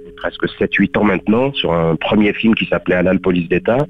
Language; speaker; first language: French; native; French